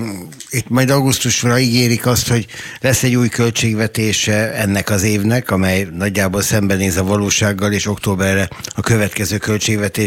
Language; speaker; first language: Hungarian; native; Hungarian